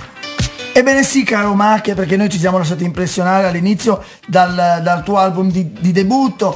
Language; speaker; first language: Italian; native; Italian